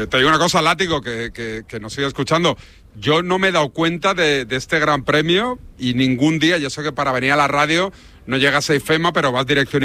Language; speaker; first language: Spanish; native; Spanish